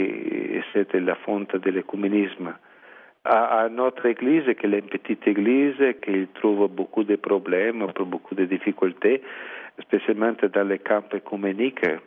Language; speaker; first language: French; non-native, learner; Italian